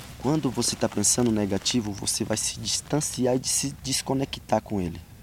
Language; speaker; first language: Portuguese; non-native, local second language; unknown